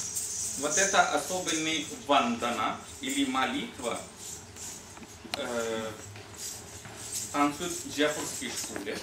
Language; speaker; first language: Russian; non-native, learner; Hindi